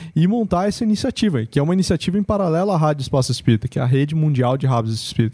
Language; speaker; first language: Portuguese; native; Portuguese